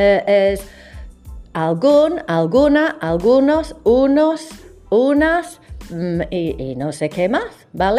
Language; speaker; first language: Spanish; non-native, fluent; English